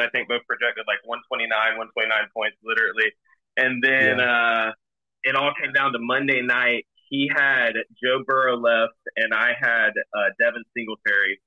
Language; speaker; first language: English; native; English